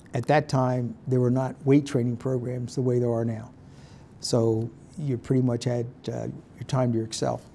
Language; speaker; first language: English; native; English